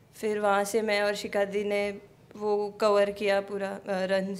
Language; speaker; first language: Hindi; native; Hindi